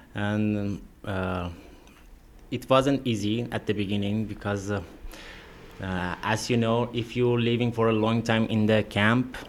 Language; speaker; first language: English; non-native, learner; Persian